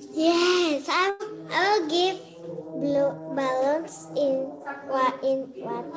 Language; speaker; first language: English; non-native, learner; Indonesian